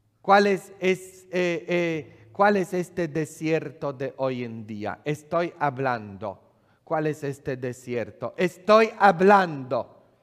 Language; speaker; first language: Spanish; non-native, fluent; Polish